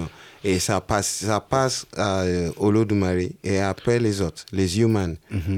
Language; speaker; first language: French; non-native, learner; Yoruba